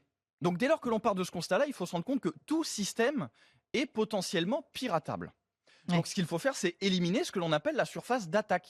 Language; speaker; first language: French; native; French